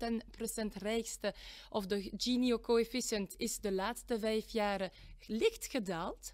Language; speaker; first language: Dutch; non-native, local second language; French